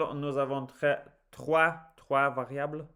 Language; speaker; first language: French; non-native, learner; English